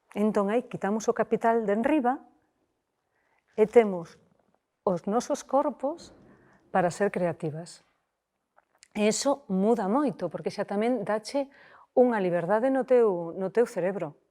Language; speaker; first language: Galician; non-native, local second language; Spanish